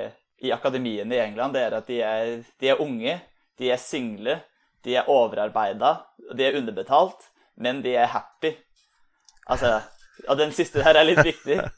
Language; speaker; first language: Norwegian; native; Norwegian